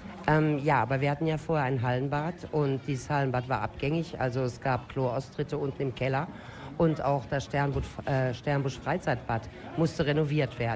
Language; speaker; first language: German; native; German